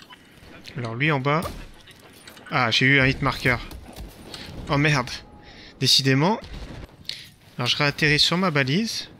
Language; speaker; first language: French; native; French